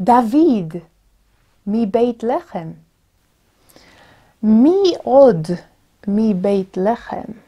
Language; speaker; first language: Hebrew; non-native, fluent; English